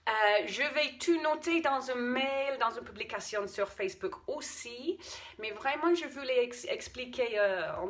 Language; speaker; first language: French; non-native, fluent; English